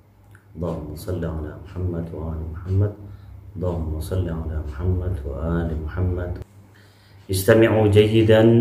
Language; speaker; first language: Arabic; non-native, fluent; Indonesian